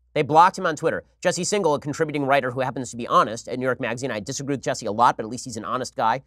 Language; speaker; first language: English; native; English